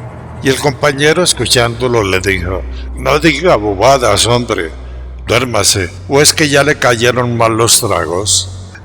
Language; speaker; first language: Spanish; native; Spanish